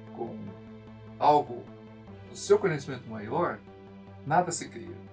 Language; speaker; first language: Portuguese; non-native, local second language; Japanese